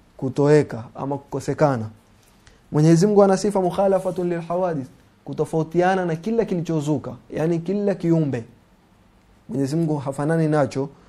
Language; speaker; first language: Swahili; native; Swahili